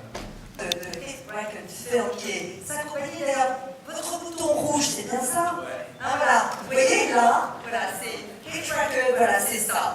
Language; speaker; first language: French; native; French